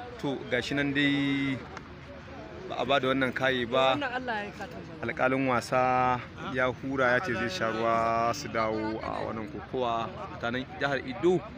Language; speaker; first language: Hausa; native; Hausa